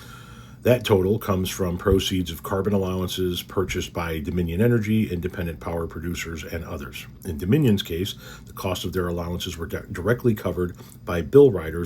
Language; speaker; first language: English; native; English